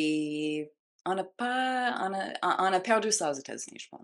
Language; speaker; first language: French; non-native, fluent; English